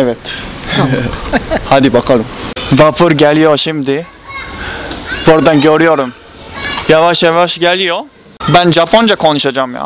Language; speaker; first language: Turkish; non-native, learner; Japanese